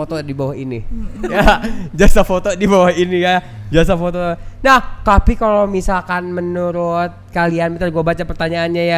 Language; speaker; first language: Indonesian; native; Indonesian